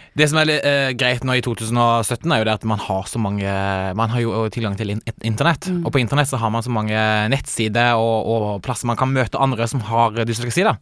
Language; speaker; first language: Norwegian; native; Norwegian